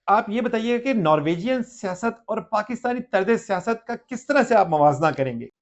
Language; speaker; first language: Urdu; native; Urdu